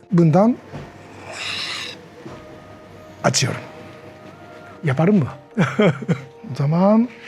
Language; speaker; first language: Turkish; non-native, learner; Japanese